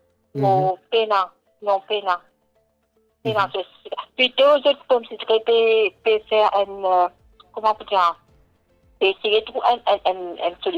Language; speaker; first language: French; non-native, local second language; Morisyen